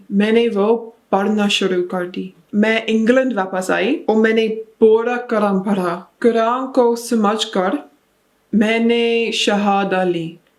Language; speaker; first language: Urdu; non-native, learner; English